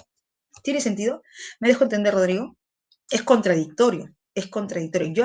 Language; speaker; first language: Spanish; native; Spanish